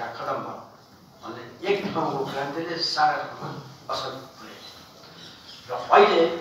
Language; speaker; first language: Nepali; non-native, local second language; Newari